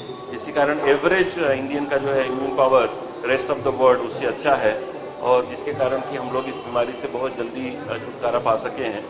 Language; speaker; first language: Hindi; native; Hindi